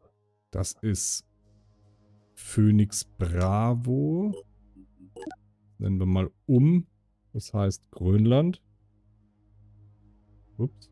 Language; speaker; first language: German; native; German